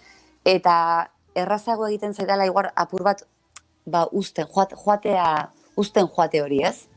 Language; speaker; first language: Basque; native; Basque